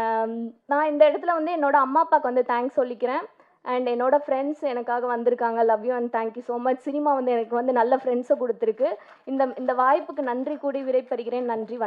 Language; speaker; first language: Tamil; native; Tamil